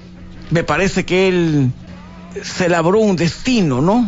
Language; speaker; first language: Spanish; native; Spanish